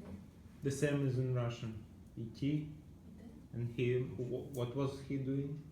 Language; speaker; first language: English; non-native, learner; Ukrainian